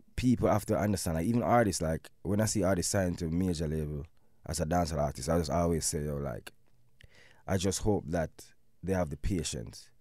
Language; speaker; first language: English; non-native, local second language; Jamaican Creole English